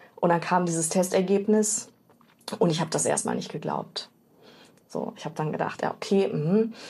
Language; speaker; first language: German; native; German